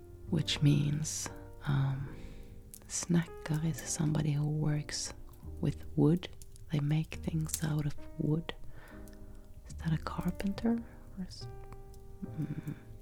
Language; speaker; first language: English; non-native, fluent; Norwegian